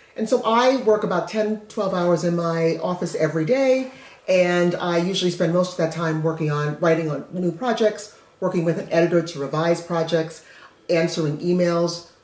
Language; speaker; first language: English; native; English